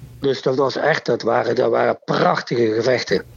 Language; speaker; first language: Dutch; non-native, learner; Portuguese